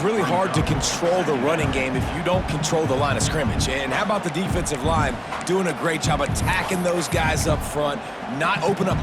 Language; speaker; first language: English; native; English